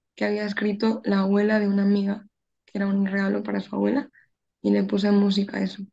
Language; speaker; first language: Spanish; native; Spanish